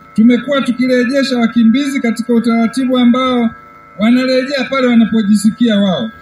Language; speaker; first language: Swahili; native; Swahili